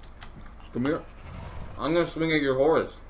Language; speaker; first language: English; native; English